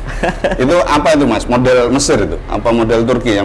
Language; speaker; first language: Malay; non-native, local second language; Javanese